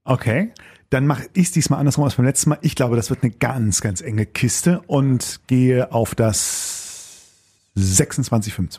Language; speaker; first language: German; native; German